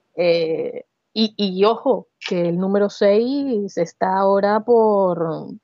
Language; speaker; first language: Spanish; native; Spanish